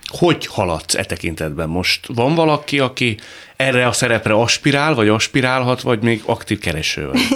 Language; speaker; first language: Hungarian; native; Hungarian